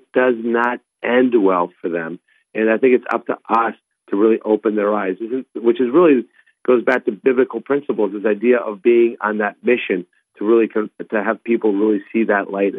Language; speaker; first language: English; non-native, fluent; Spanish